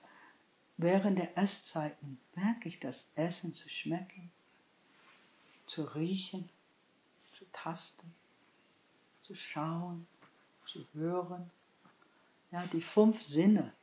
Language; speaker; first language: German; non-native, fluent; English